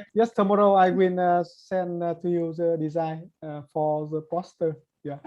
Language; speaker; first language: English; non-native, learner; Vietnamese